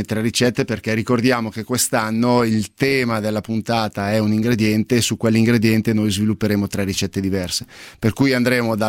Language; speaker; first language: Italian; native; Italian